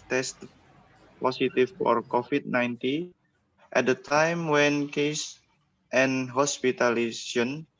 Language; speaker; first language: English; non-native, learner; Indonesian